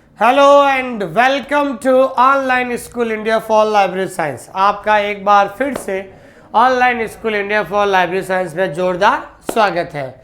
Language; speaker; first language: Hindi; native; Hindi